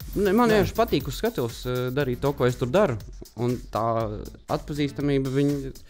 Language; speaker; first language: Latvian; native; Latvian